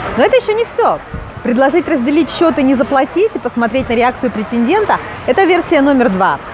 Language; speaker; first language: Russian; native; Russian